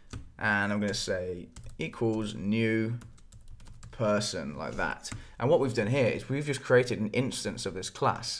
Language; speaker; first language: English; native; English